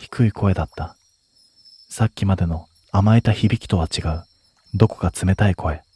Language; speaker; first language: Japanese; native; Japanese